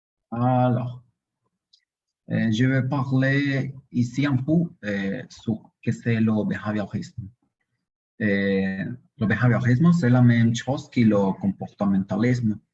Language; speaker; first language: French; non-native, learner; Spanish